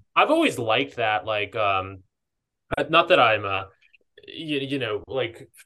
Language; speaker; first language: English; native; English